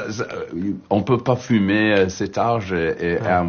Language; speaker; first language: French; non-native, learner; English